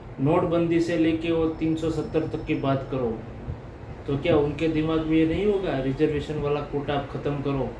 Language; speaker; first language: Hindi; non-native, local second language; Gujarati